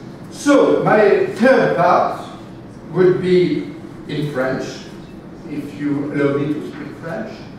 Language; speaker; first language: English; non-native, fluent; French